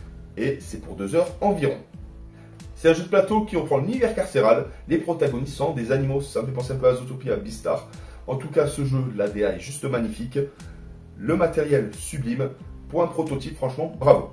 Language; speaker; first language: French; native; French